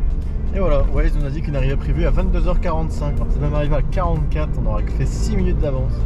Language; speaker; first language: French; native; French